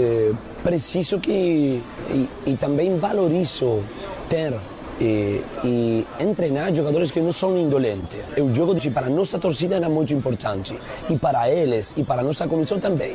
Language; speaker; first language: Portuguese; non-native, fluent; Spanish